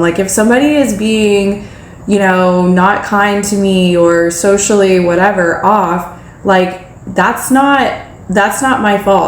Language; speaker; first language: English; native; English